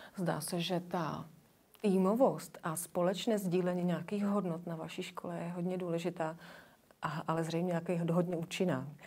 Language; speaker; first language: Czech; native; Czech